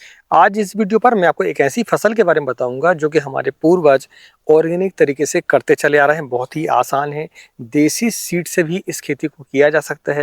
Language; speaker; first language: Hindi; native; Hindi